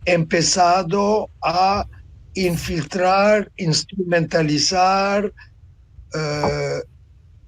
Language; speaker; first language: Spanish; non-native, fluent; Italian